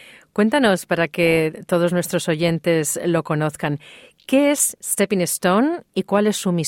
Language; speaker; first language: Spanish; native; Spanish